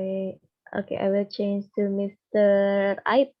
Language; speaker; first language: English; non-native, learner; Indonesian